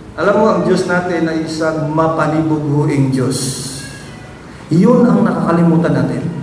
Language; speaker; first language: Filipino; non-native, local second language; Hiligaynon